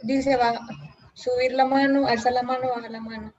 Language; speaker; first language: Spanish; native; Spanish